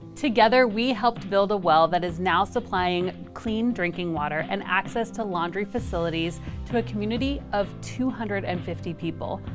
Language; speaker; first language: English; native; English